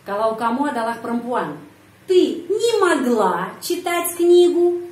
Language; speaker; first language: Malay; non-native, fluent; Russian